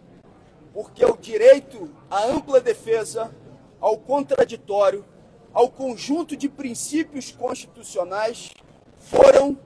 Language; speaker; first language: Portuguese; native; Portuguese